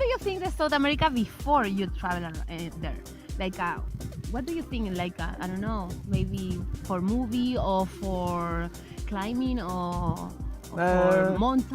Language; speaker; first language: English; non-native, learner; Spanish